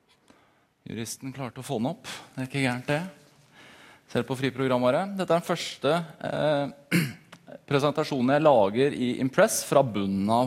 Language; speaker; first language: Norwegian; native; Norwegian